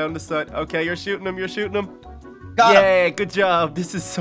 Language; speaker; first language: English; native; English